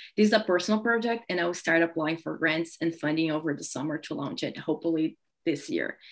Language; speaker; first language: English; non-native, fluent; Portuguese